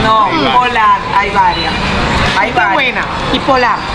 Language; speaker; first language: Spanish; native; Spanish